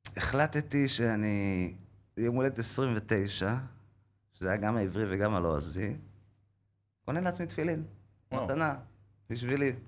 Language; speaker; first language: Hebrew; native; Hebrew